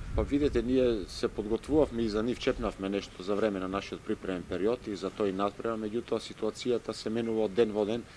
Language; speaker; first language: Macedonian; native; Macedonian